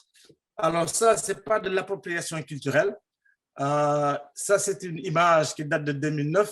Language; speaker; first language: French; non-native, local second language; Fula